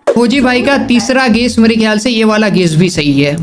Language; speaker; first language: Hindi; non-native, local second language; Gujarati